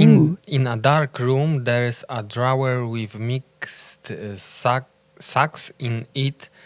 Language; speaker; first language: English; non-native, learner; Polish